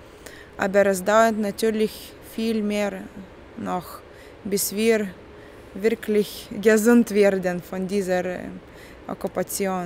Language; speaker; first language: German; non-native, fluent; Lithuanian